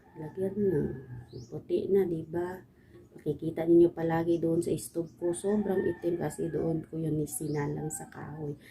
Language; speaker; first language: Filipino; non-native, local second language; Cebuano